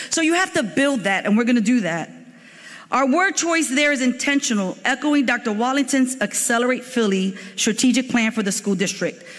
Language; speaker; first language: English; native; English